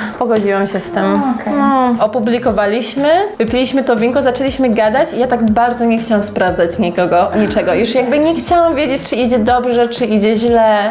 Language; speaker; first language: Polish; native; Polish